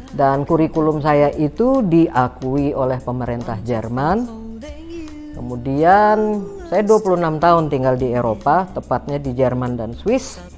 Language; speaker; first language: Indonesian; native; Indonesian